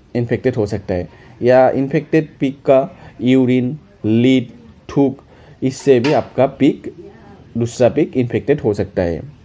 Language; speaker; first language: Hindi; non-native, local second language; Assamese